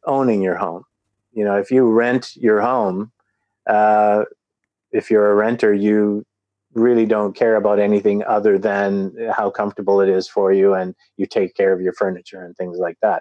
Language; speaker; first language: English; native; English